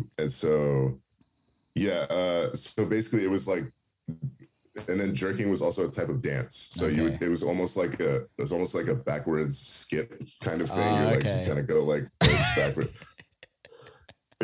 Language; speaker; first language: English; native; English